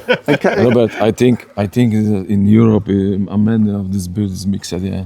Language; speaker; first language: English; non-native, learner; Polish